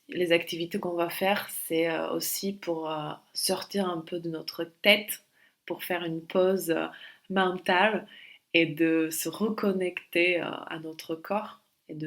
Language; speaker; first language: French; non-native, fluent; Slovak